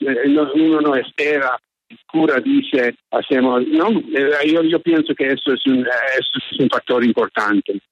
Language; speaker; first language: Spanish; early bilingual, heritage; English